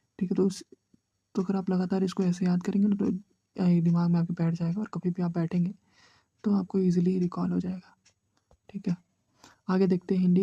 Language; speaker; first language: Hindi; native; Hindi